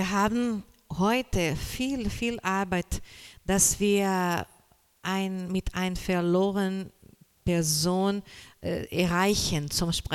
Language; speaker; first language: German; non-native, learner; Portuguese